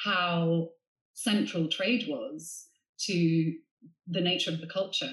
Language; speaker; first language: English; native; English